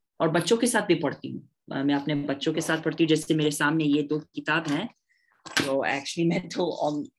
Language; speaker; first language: Hindi; non-native, fluent; English